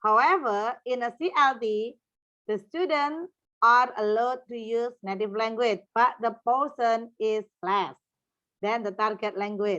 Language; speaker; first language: English; non-native, fluent; Indonesian